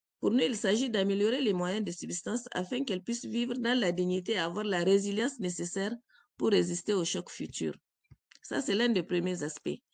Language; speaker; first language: French; native; French